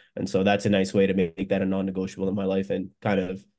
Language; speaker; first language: English; native; English